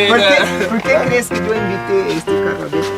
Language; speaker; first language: Spanish; non-native, learner; Portuguese